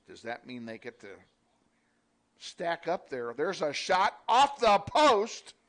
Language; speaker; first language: English; native; English